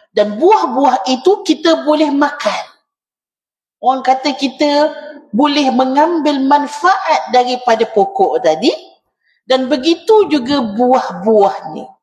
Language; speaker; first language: Malay; native; Malay